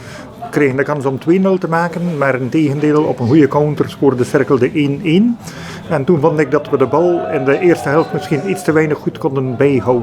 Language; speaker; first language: Dutch; native; Dutch